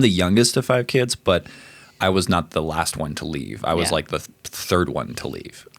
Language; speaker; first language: English; native; English